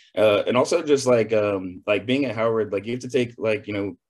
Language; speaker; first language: English; native; English